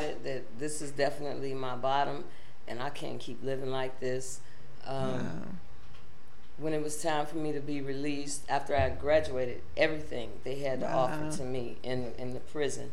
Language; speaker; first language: English; native; English